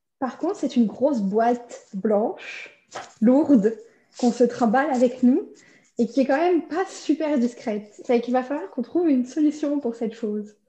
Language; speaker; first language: French; native; French